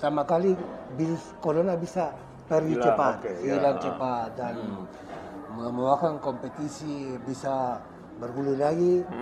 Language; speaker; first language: Indonesian; non-native, fluent; Spanish